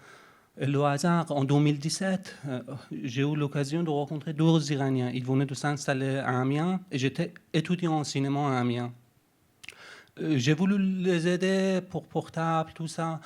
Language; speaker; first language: French; non-native, fluent; Persian